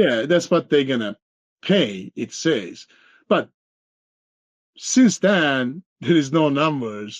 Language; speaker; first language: English; non-native, fluent; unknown